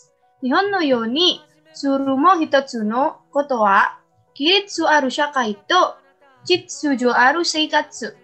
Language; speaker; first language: Japanese; non-native, learner; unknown